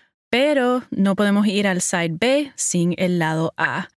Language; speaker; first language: Spanish; early bilingual, heritage; Spanish